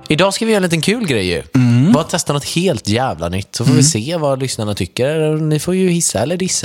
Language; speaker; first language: Swedish; native; Swedish